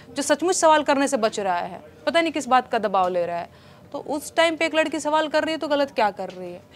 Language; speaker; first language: Hindi; non-native, local second language; Bhojpuri